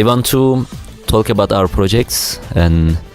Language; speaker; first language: English; non-native, learner; Turkish